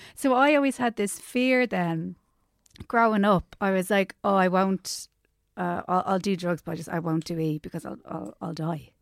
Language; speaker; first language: English; native; English